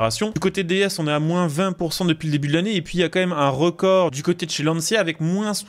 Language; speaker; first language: French; native; French